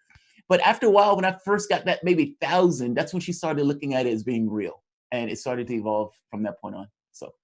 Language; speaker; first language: English; native; English